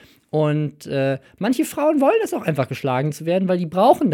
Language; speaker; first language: German; native; German